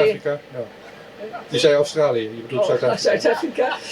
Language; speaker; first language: Dutch; native; Dutch